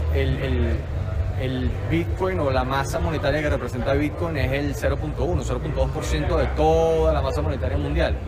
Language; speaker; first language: Spanish; native; Spanish